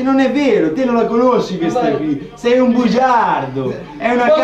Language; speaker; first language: Italian; native; Italian